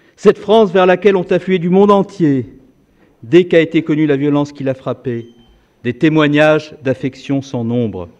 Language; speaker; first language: French; native; French